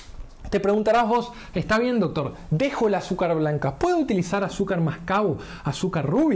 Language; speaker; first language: Spanish; native; Spanish